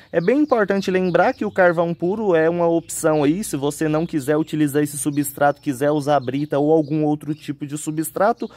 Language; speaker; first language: Portuguese; native; Portuguese